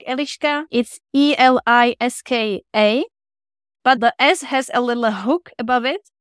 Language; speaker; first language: English; non-native, fluent; Czech